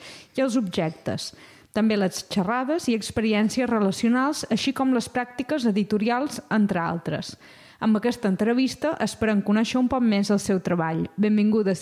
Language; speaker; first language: Catalan; native; Catalan